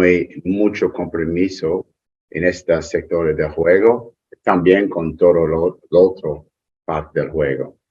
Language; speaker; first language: Spanish; non-native, learner; English